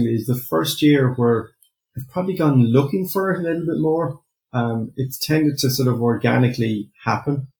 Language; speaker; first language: English; native; English